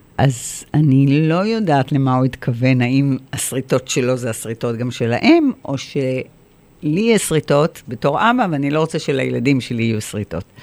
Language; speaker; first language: Hebrew; native; Hebrew